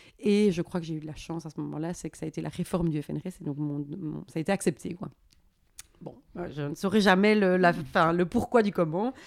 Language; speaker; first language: French; native; French